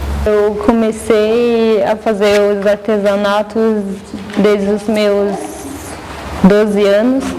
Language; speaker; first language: Portuguese; non-native, local second language; Guarani